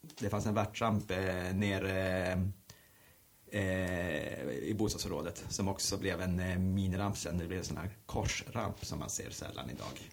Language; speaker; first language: Swedish; native; Swedish